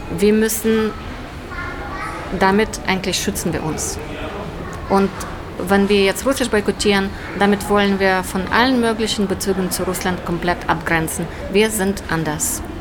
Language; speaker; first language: German; non-native, learner; Ukrainian